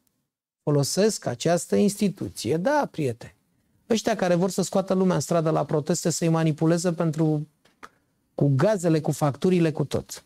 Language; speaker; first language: Romanian; native; Romanian